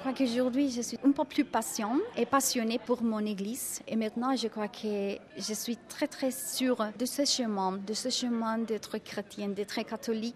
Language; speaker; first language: French; non-native, fluent; Spanish